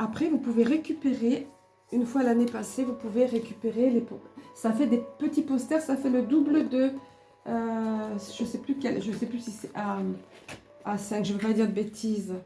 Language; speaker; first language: French; native; French